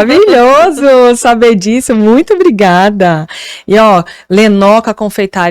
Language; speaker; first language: Portuguese; native; Portuguese